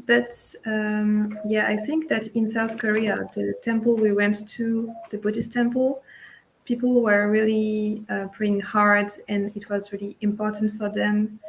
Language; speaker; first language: English; non-native, fluent; French